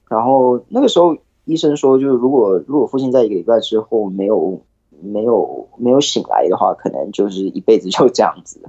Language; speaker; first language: Chinese; early bilingual, heritage; Chinese